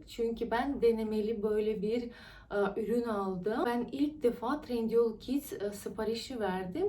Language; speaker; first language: Turkish; non-native, fluent; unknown